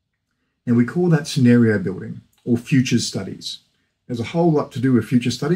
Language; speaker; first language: English; native; English